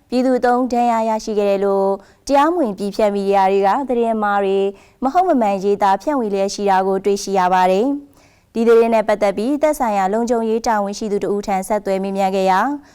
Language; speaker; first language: Burmese; native; Burmese